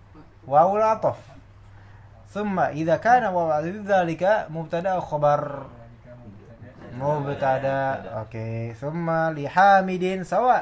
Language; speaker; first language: Arabic; non-native, fluent; Indonesian